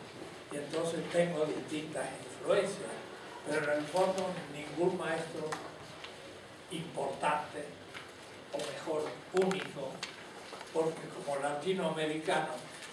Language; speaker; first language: Spanish; native; Spanish